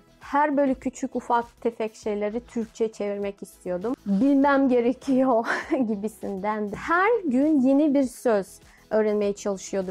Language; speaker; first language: Turkish; non-native, fluent; Russian